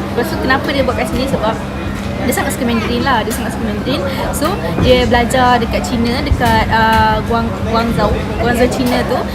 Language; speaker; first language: Malay; native; Malay